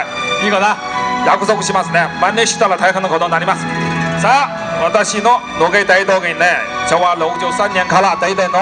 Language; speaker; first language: Japanese; non-native, learner; Chinese